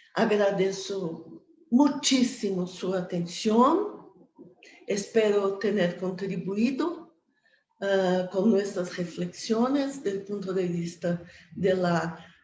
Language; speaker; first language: Spanish; non-native, fluent; Portuguese